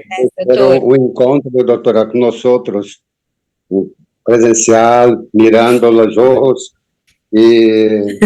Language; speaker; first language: Spanish; non-native, learner; Portuguese